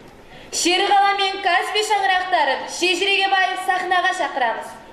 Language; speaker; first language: Kazakh; native; Kazakh